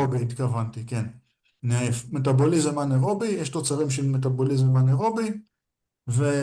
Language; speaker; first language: Hebrew; native; Hebrew